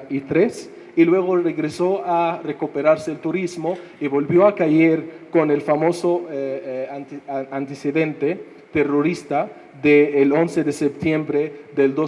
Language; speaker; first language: Spanish; non-native, fluent; Arabic